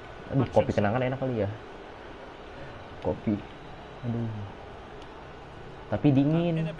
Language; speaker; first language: Indonesian; native; Indonesian